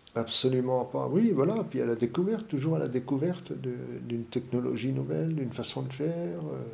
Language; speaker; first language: French; native; French